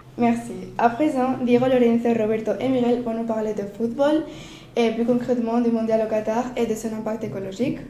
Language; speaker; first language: French; non-native, fluent; Spanish